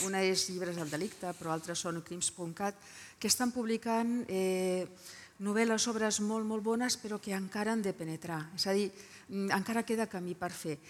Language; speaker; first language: Catalan; non-native, local second language; Spanish